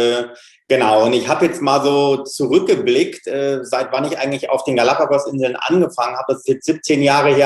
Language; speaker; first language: German; native; German